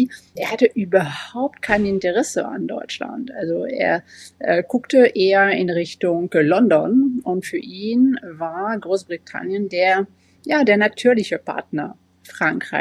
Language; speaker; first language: German; non-native, fluent; French